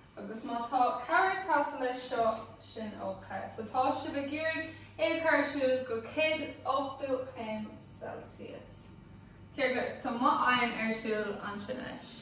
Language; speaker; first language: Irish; non-native, local second language; English